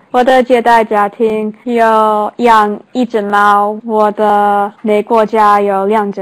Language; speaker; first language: Chinese; non-native, learner; English